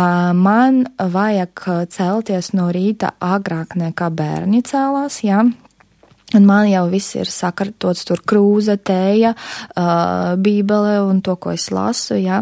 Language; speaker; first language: Latvian; non-native, local second language; Russian